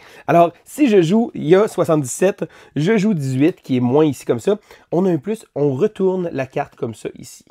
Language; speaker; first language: French; native; French